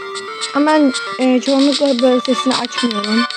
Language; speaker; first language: Turkish; native; Turkish